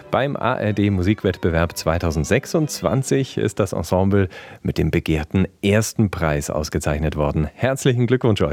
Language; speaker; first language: German; native; German